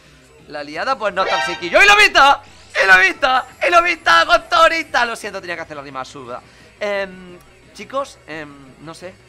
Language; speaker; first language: Spanish; native; Spanish